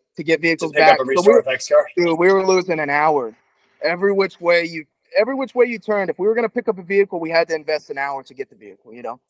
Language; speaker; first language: English; native; English